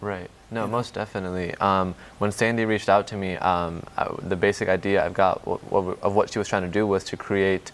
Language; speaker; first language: English; native; English